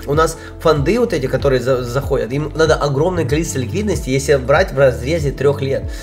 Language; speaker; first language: Russian; native; Russian